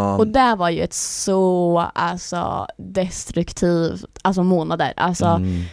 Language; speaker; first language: Swedish; native; Swedish